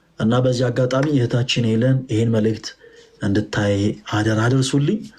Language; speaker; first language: Amharic; native; Amharic